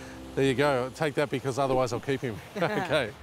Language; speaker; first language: English; native; English